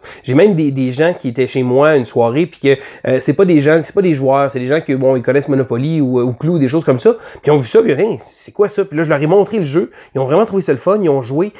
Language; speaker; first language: French; native; French